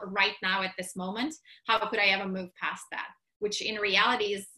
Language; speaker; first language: English; non-native, fluent; Russian